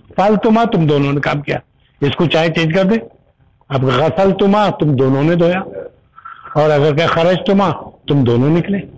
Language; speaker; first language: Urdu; native; Urdu